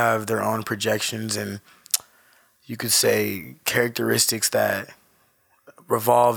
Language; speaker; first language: English; native; English